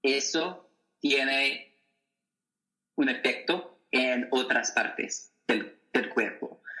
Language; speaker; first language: Spanish; non-native, learner; English